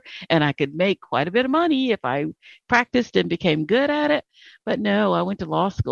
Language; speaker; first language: English; native; English